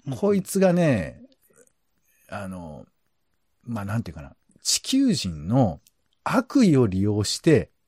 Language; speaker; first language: Japanese; native; Japanese